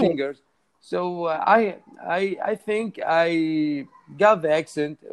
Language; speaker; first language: English; non-native, learner; Arabic